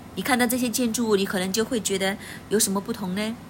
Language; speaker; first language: Chinese; native; Chinese